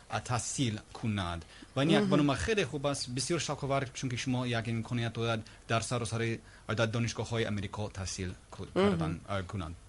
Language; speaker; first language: Persian; non-native, learner; English